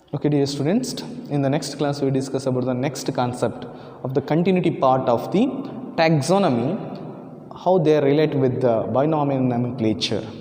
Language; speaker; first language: English; non-native, local second language; Kannada